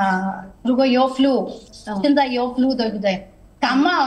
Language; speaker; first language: Chinese; non-native, learner; Telugu